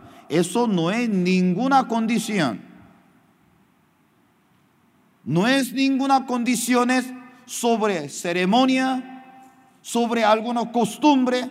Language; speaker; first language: Spanish; non-native, fluent; Korean